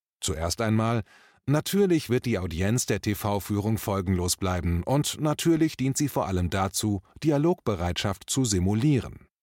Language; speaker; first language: German; native; German